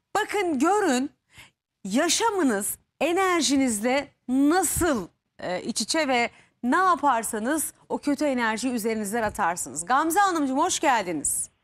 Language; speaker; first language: Turkish; native; Turkish